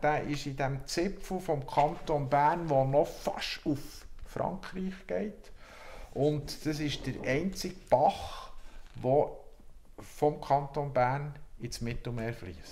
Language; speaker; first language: German; native; German